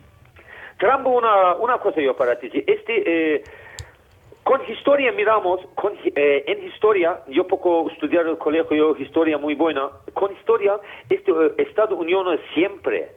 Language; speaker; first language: Spanish; non-native, learner; Azerbaijani